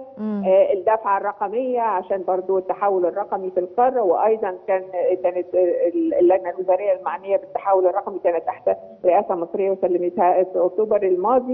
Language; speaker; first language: Arabic; native; Arabic